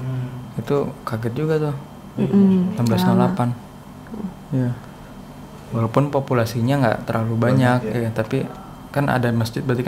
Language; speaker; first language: Indonesian; native; Indonesian